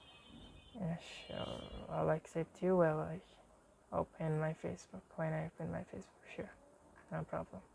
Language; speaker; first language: English; non-native, fluent; Bangla